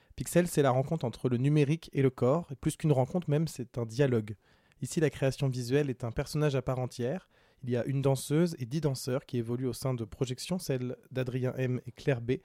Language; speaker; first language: French; native; French